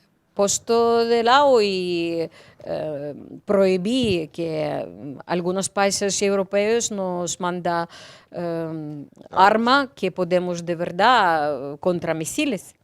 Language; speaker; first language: Spanish; non-native, learner; Ukrainian